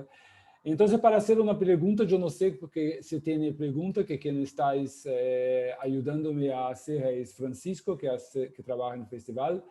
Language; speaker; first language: Spanish; non-native, fluent; Portuguese